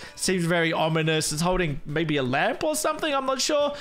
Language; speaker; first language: English; native; English